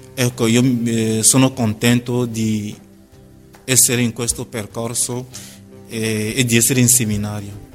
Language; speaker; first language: Italian; non-native, fluent; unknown